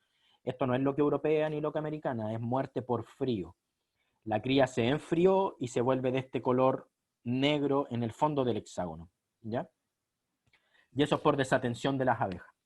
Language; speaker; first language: Spanish; native; Spanish